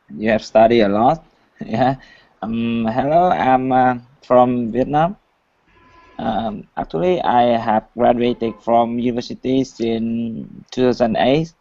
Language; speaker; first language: English; non-native, learner; Vietnamese